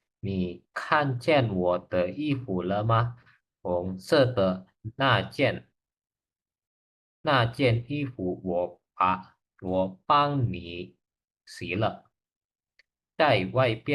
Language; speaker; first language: Chinese; non-native, learner; Indonesian